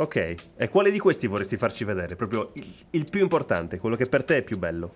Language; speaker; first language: Italian; native; Italian